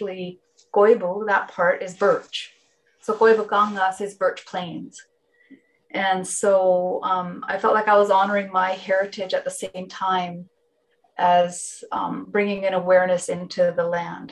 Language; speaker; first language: English; non-native, fluent; Finnish